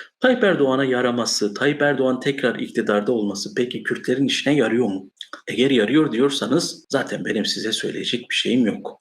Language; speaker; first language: Turkish; non-native, local second language; Kurdish